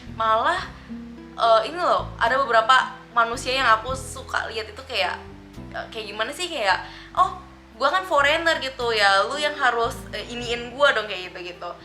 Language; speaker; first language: Indonesian; native; Indonesian